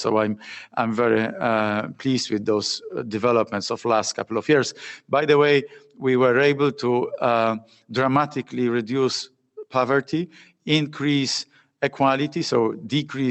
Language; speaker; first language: English; non-native, fluent; Polish